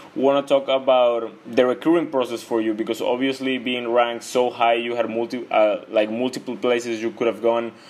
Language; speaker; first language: English; non-native, fluent; Spanish